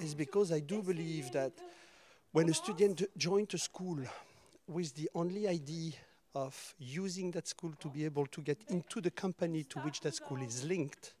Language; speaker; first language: English; non-native, fluent; French